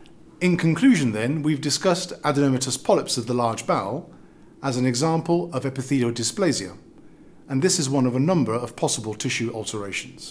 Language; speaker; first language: English; native; English